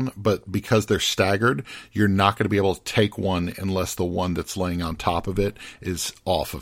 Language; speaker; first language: English; native; English